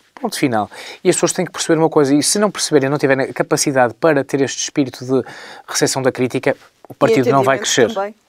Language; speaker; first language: Portuguese; native; Portuguese